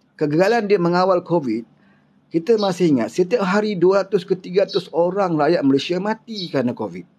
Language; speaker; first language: Malay; native; Malay